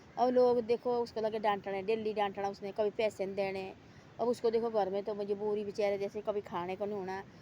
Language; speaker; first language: Hindi; non-native, local second language; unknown